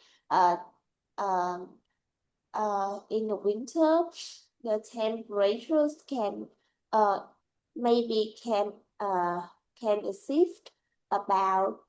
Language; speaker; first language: English; non-native, learner; Vietnamese